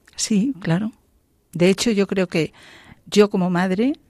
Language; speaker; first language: Spanish; native; Spanish